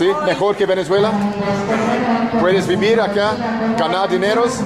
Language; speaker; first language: Spanish; non-native, learner; English